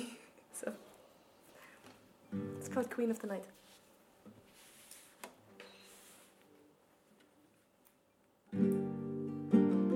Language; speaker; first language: English; non-native, fluent; German